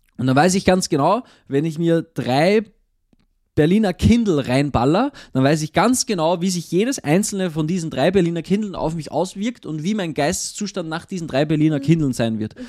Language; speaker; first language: German; native; German